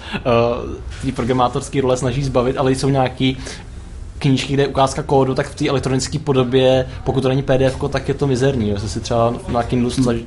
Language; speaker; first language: Czech; native; Czech